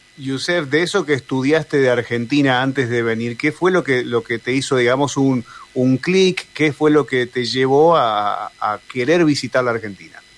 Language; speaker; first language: Spanish; native; Spanish